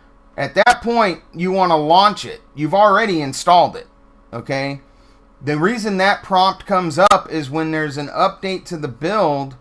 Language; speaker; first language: English; native; English